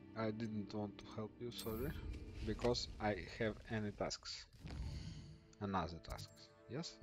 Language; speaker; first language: English; non-native, learner; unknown